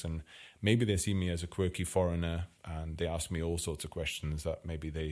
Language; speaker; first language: English; non-native, fluent; German